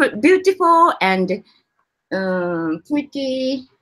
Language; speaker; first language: English; non-native, learner; Japanese